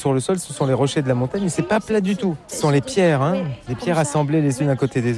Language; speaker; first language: French; native; French